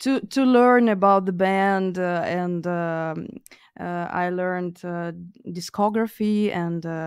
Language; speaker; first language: English; non-native, fluent; Russian